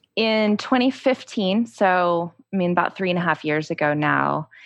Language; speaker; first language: English; native; English